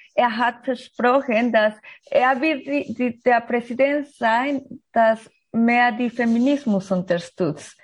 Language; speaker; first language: German; non-native, learner; Spanish